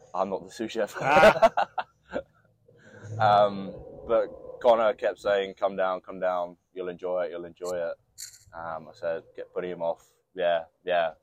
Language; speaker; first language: English; native; English